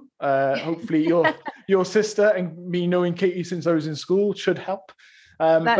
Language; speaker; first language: English; native; English